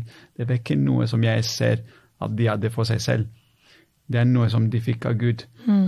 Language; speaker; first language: Norwegian; non-native, fluent; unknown